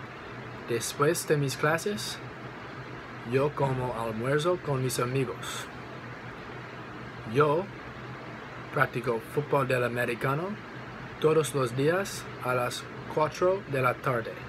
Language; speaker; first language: Spanish; non-native, learner; English